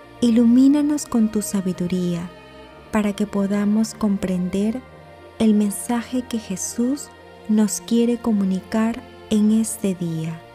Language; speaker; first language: Spanish; native; Spanish